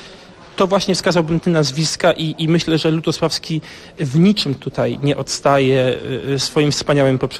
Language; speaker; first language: Polish; native; Polish